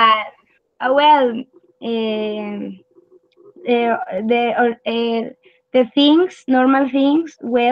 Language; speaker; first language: English; non-native, learner; Spanish